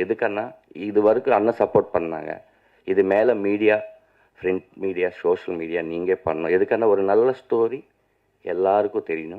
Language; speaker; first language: Tamil; non-native, learner; Telugu